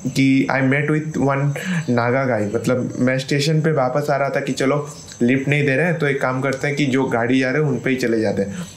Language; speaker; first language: Hindi; non-native, local second language; Bangla